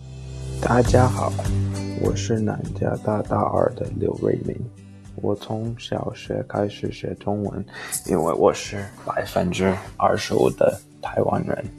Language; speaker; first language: Chinese; non-native, fluent; English